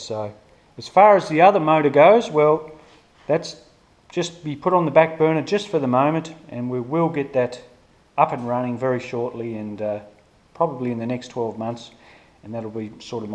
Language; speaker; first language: English; native; English